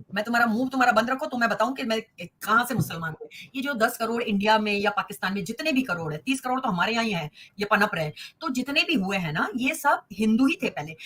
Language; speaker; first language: Hindi; native; Hindi